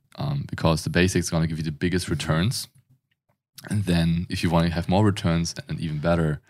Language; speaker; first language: English; non-native, fluent; German